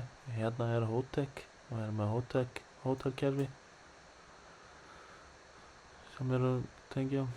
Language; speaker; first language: Icelandic; non-native, learner; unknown